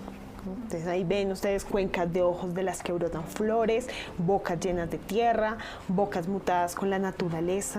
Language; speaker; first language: Spanish; native; Spanish